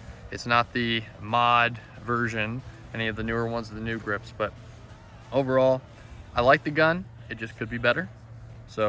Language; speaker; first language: English; native; English